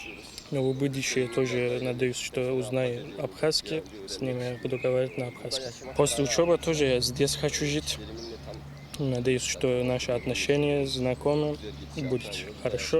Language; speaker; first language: Russian; non-native, learner; Turkish